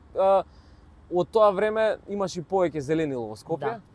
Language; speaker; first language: Macedonian; native; Macedonian